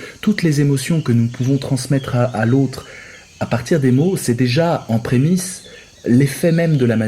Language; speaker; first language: French; native; French